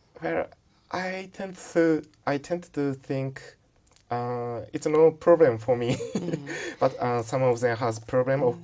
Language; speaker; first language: English; non-native, learner; Japanese